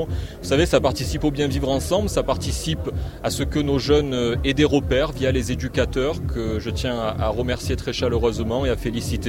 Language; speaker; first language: French; native; French